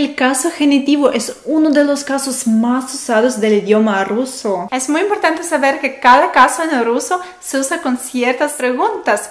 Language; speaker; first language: Spanish; non-native, fluent; Russian